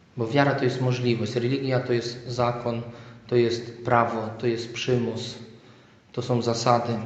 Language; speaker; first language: Polish; native; Polish